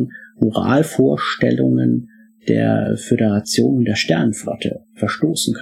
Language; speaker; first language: German; native; German